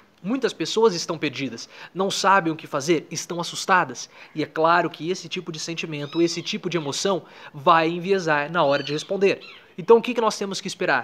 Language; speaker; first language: Portuguese; native; Portuguese